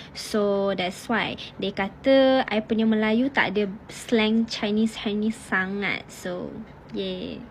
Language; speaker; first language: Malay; non-native, local second language; Chinese